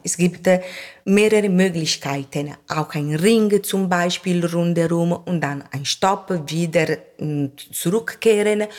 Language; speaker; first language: German; non-native, fluent; Italian